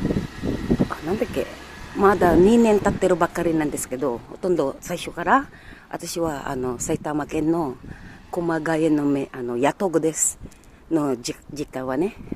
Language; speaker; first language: Japanese; non-native, learner; Filipino